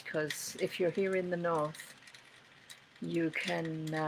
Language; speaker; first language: English; native; English